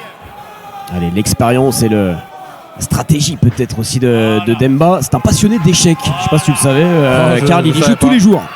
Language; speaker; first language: French; native; French